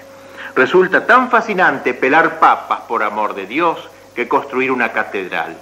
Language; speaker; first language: Spanish; native; Spanish